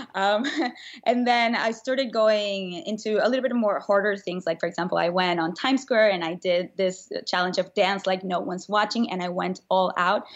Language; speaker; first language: English; non-native, fluent; Spanish